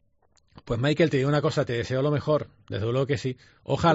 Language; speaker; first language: Spanish; native; Spanish